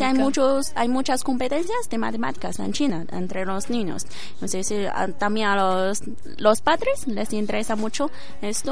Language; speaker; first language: Spanish; non-native, learner; Chinese